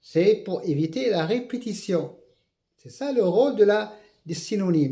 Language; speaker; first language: French; non-native, local second language; Arabic